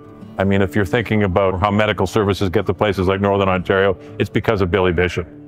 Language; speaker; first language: English; native; English